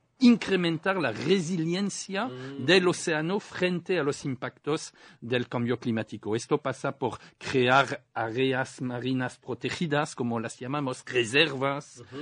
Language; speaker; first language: Spanish; non-native, fluent; French